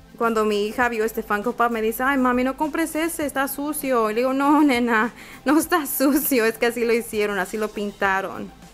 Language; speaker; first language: Spanish; early bilingual, heritage; Spanish